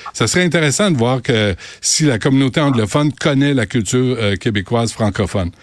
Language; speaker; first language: French; native; French